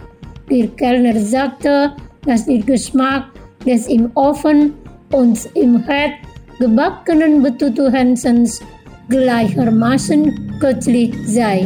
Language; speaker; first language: German; non-native, fluent; Indonesian